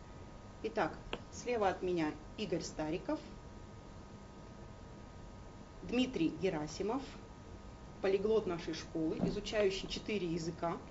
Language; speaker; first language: Russian; native; Russian